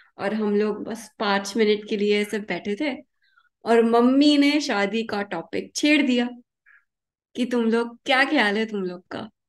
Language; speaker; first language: Hindi; early bilingual, heritage; Hindi